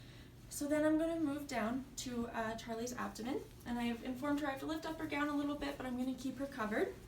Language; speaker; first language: English; native; English